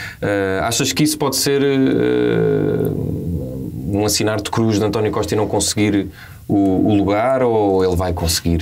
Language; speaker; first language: Portuguese; native; Portuguese